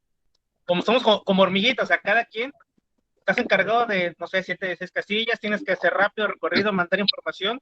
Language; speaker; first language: Spanish; native; Spanish